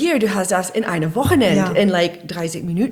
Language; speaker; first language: German; non-native, learner; English